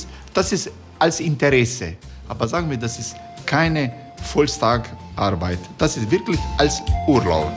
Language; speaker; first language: German; non-native, learner; Croatian